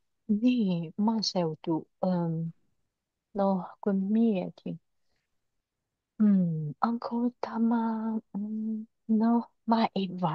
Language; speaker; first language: Finnish; non-native, learner; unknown